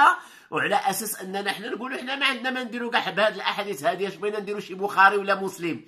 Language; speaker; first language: Arabic; native; Arabic